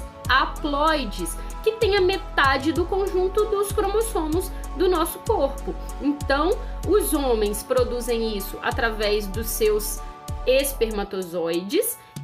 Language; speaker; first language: Portuguese; native; Portuguese